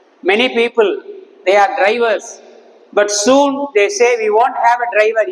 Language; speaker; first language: English; non-native, local second language; Tamil